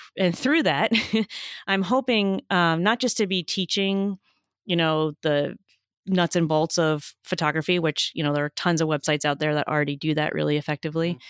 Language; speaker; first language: English; native; English